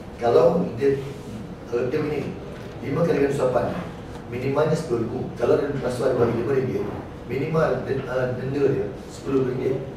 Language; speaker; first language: Malay; native; Malay